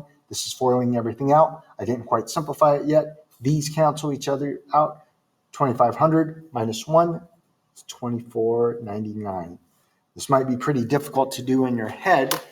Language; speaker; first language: English; native; English